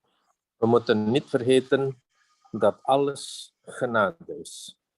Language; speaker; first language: Dutch; non-native, fluent; Indonesian